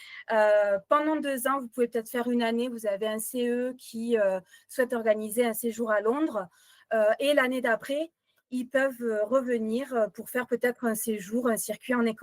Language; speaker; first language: French; native; French